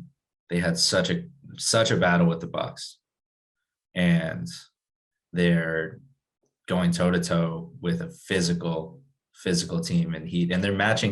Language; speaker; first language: English; native; English